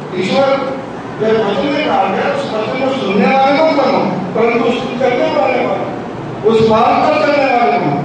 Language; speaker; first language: Hindi; non-native, local second language; Punjabi